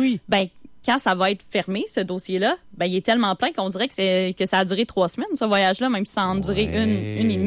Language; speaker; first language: French; native; French